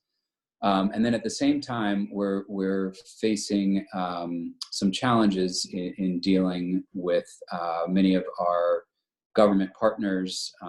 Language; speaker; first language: English; native; English